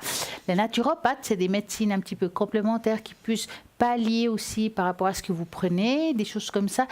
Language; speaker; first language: French; native; French